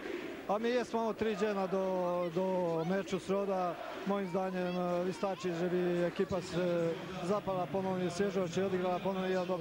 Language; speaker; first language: Polish; non-native, learner; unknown